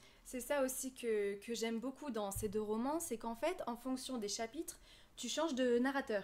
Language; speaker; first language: French; native; French